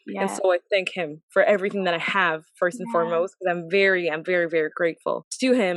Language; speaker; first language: English; non-native, fluent; French